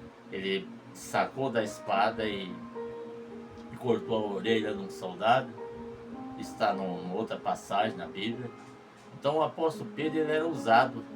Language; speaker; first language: Portuguese; native; Portuguese